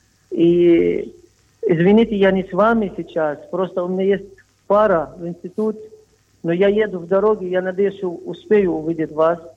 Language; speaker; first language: Russian; non-native, fluent; Arabic